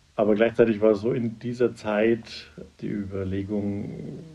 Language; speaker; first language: German; native; German